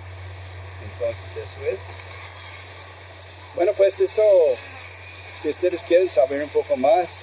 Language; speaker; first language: Spanish; non-native, fluent; English